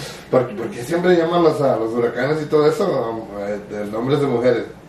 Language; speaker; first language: Spanish; early bilingual, other home language; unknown